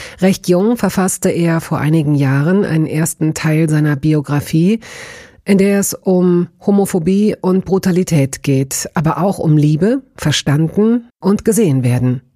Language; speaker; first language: German; native; German